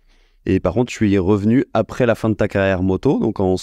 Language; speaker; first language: French; native; French